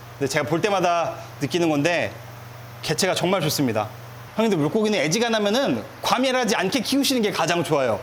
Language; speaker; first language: Korean; native; Korean